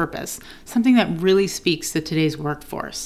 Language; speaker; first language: English; native; English